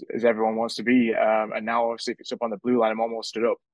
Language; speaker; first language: English; native; English